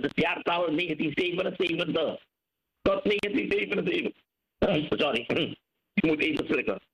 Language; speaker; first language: Dutch; native; Dutch